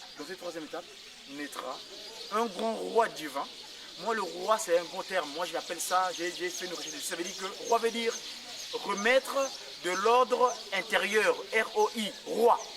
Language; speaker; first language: French; non-native, local second language; Kongo